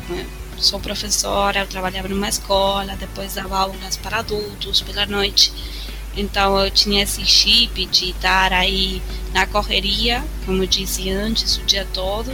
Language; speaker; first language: Portuguese; non-native, fluent; Spanish